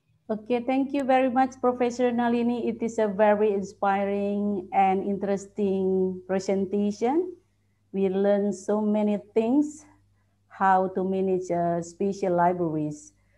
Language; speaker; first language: English; non-native, fluent; Indonesian